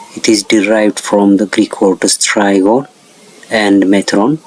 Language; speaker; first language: English; non-native, local second language; Amharic